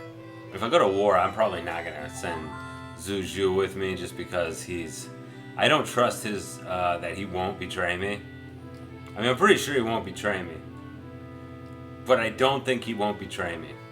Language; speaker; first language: English; native; English